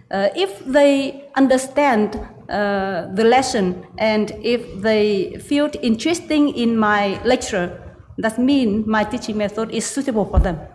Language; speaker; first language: English; non-native, learner; Vietnamese